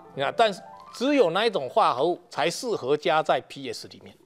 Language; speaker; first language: Chinese; native; Chinese